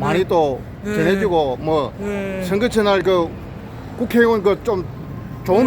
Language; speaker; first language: Korean; native; Korean